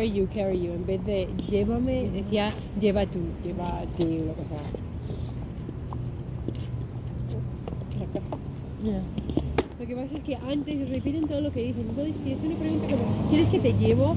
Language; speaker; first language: Spanish; native; Spanish